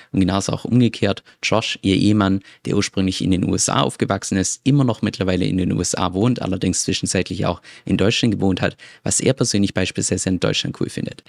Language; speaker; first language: German; native; German